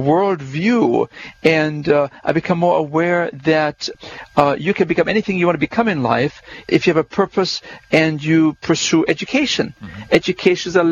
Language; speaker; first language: English; non-native, fluent; German